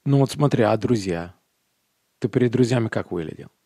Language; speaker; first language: Russian; early bilingual, heritage; Russian